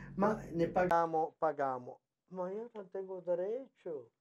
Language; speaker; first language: Spanish; non-native, learner; Italian